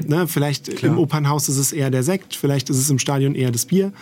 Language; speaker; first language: German; native; German